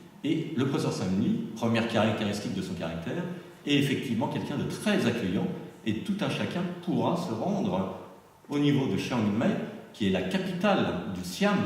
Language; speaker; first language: French; native; French